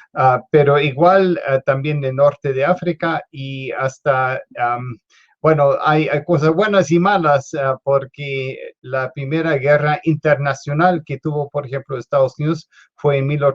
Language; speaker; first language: Spanish; non-native, fluent; English